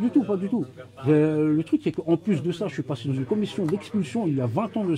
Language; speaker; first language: French; early bilingual, other home language; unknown